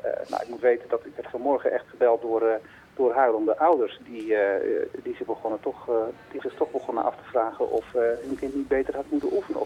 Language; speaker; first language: Dutch; native; Dutch